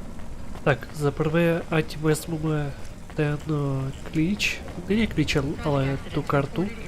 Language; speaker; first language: Czech; non-native, learner; Ukrainian